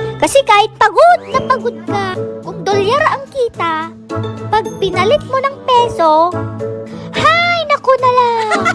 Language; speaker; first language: Filipino; non-native, local second language; Iloko